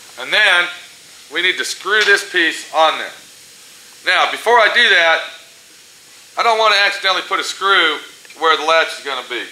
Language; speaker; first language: English; native; English